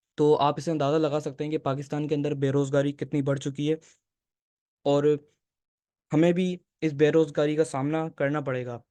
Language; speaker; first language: Urdu; native; Urdu